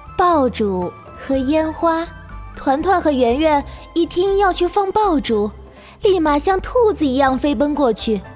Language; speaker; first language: Chinese; native; Chinese